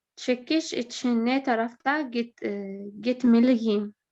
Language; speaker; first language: Turkish; non-native, learner; Arabic